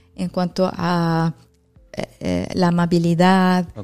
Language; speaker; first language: Spanish; non-native, fluent; Arabic